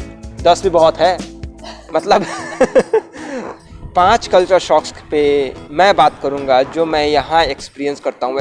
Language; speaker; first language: Hindi; native; Hindi